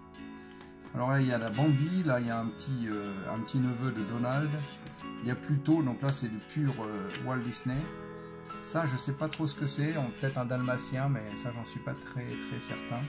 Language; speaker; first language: French; native; French